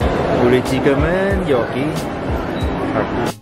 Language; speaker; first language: Korean; non-native, learner; Cantonese